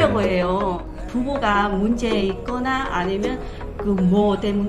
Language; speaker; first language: Korean; non-native, learner; Vietnamese